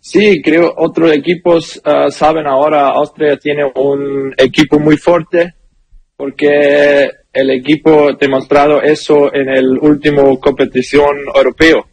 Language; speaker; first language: Spanish; non-native, learner; German